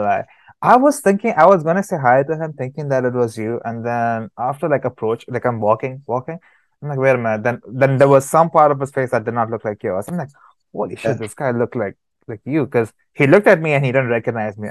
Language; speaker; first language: English; native; English